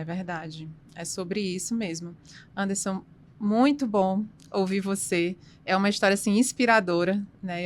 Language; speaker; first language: Portuguese; native; Portuguese